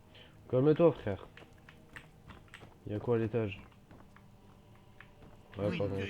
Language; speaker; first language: French; native; French